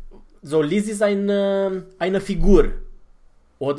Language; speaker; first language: German; non-native, fluent; Romanian